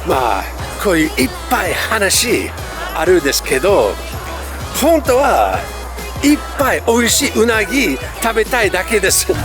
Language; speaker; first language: Japanese; non-native, fluent; English